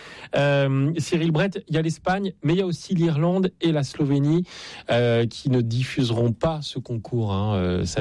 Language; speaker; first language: French; native; French